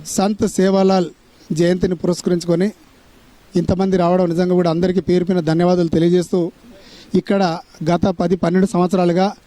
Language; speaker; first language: Telugu; non-native, local second language; Lambadi